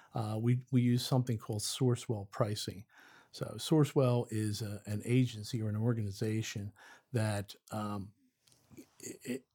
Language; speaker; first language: English; native; English